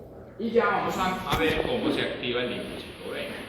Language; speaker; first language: Spanish; native; Spanish